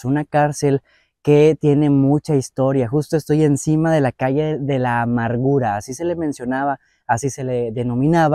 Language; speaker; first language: Spanish; native; Spanish